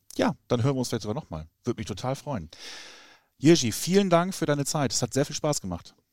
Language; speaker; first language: German; native; German